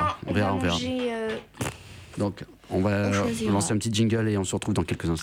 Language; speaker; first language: French; native; French